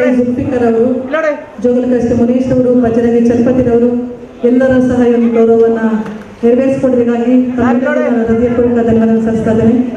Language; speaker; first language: Kannada; native; Kannada